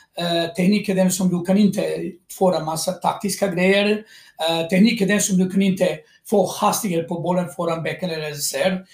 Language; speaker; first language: Swedish; non-native, fluent; Croatian